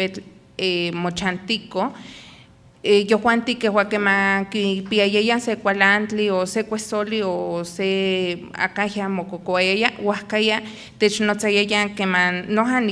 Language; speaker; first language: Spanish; non-native, local second language; Nahuatl languages